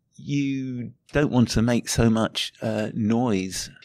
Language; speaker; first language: English; native; English